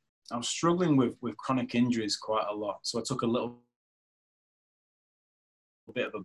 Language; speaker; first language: English; native; English